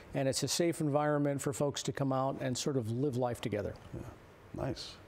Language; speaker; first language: English; native; English